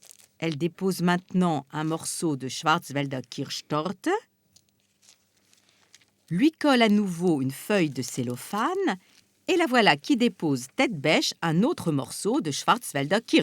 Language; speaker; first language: French; native; French